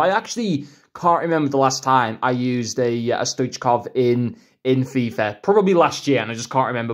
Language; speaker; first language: English; native; English